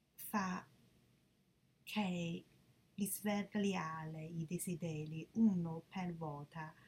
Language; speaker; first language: Italian; non-native, learner; Chinese